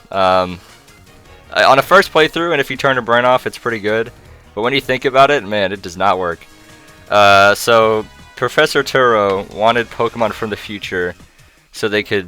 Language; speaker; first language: English; native; English